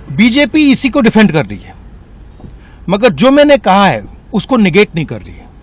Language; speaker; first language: Hindi; native; Hindi